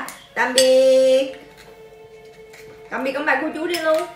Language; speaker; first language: Vietnamese; native; Vietnamese